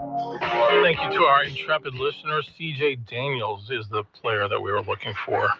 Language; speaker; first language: English; native; English